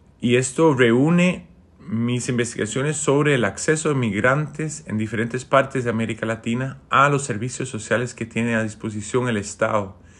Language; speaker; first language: Spanish; non-native, fluent; Dutch